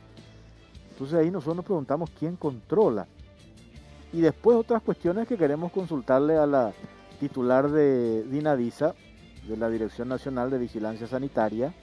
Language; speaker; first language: Spanish; native; Spanish